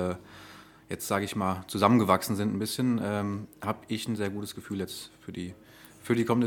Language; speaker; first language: German; native; German